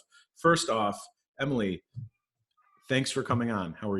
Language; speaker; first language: English; native; English